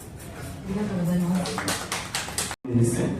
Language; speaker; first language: Japanese; non-native, fluent; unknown